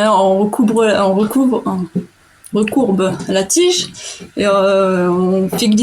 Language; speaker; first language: French; native; French